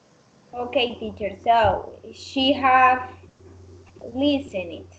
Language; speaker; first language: English; non-native, learner; Spanish